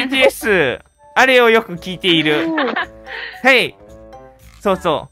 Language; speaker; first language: Japanese; native; Japanese